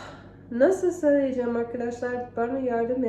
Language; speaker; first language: Turkish; non-native, learner; English